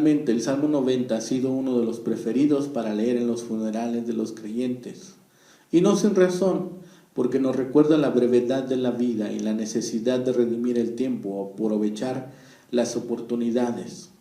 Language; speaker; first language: Spanish; native; Spanish